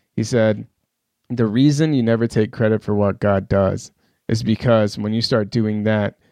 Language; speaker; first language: English; early bilingual, other home language; Persian